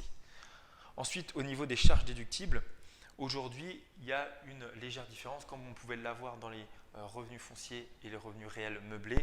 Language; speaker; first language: French; native; French